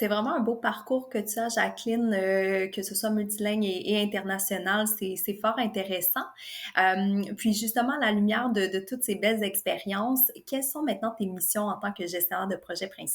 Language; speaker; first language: French; native; French